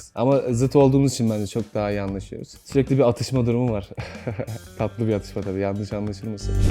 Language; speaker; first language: Turkish; native; Turkish